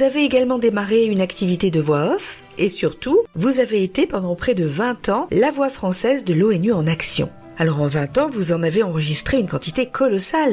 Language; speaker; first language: French; native; French